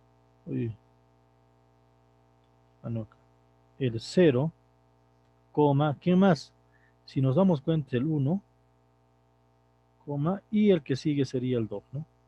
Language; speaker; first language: Spanish; native; Spanish